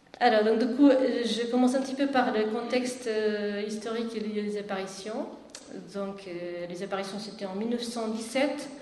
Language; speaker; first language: French; non-native, fluent; Portuguese